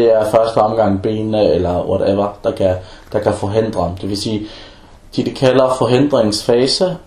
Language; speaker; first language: Danish; non-native, fluent; Arabic